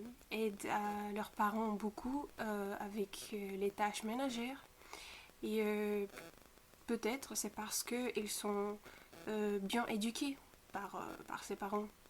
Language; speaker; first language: French; non-native, fluent; Bulgarian